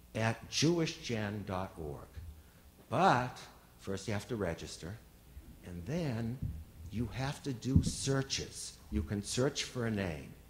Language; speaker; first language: English; native; English